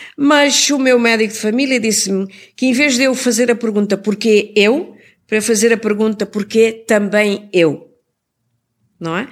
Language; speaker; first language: Portuguese; native; Portuguese